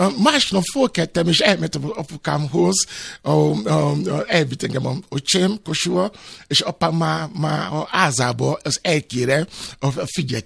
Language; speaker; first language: Hungarian; non-native, learner; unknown